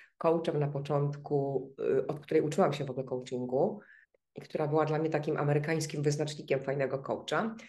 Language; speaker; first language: Polish; native; Polish